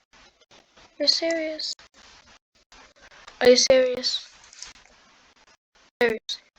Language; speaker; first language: English; native; English